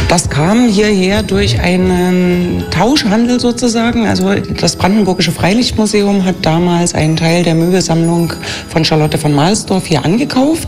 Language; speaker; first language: German; native; German